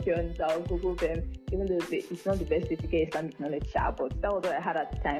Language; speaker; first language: English; non-native, local second language; Yoruba